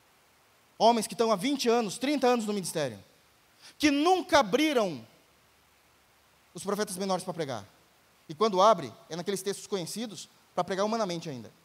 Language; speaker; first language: Portuguese; native; Portuguese